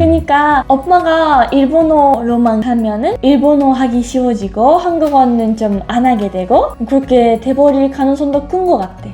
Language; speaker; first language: Korean; non-native, fluent; Japanese